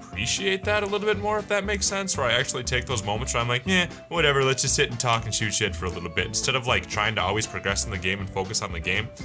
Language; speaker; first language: English; native; English